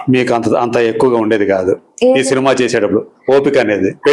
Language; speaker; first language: Telugu; native; Telugu